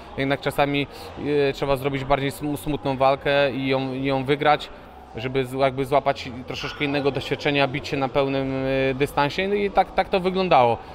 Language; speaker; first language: Polish; native; Polish